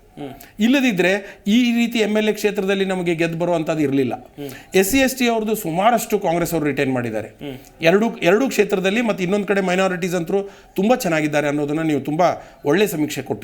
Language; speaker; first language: Kannada; native; Kannada